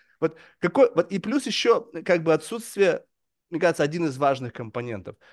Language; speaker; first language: Russian; native; Russian